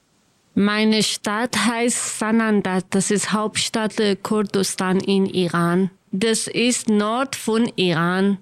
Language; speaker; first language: German; non-native, learner; Kurdish